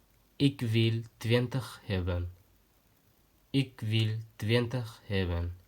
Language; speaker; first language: Dutch; non-native, learner; Tigrinya